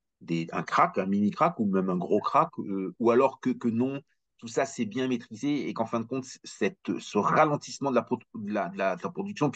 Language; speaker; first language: French; native; French